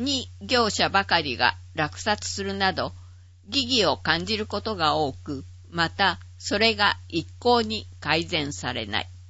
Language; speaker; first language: Japanese; native; Japanese